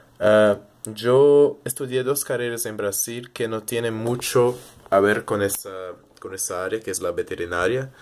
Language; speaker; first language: Spanish; early bilingual, heritage; Portuguese